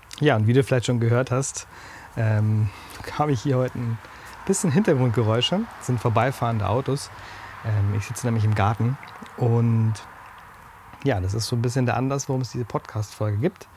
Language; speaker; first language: German; native; German